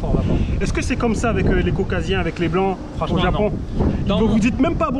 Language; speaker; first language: French; native; French